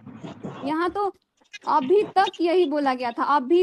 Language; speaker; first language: Hindi; native; Hindi